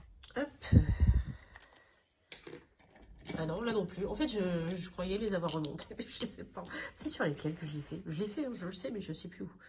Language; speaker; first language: French; native; French